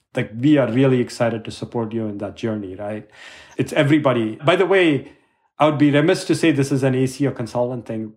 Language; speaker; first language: English; non-native, local second language; Tamil